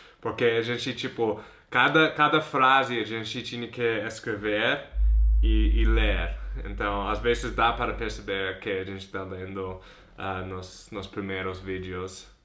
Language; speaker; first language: Portuguese; non-native, fluent; English